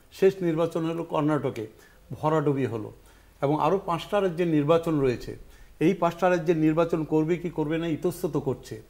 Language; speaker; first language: Bangla; native; Bangla